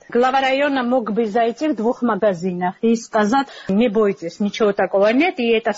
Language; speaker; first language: Russian; non-native, fluent; Georgian